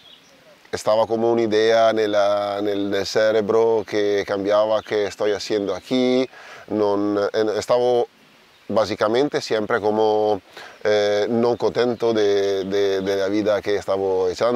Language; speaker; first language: Spanish; non-native, learner; Italian